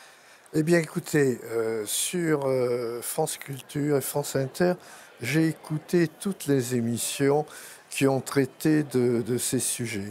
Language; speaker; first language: French; native; French